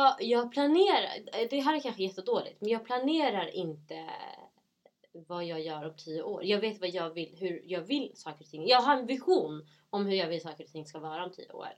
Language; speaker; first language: Swedish; early bilingual, other home language; Somali